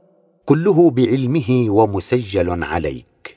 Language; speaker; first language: Arabic; native; Arabic